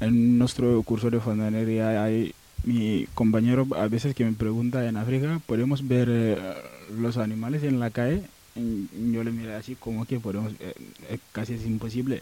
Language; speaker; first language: Spanish; non-native, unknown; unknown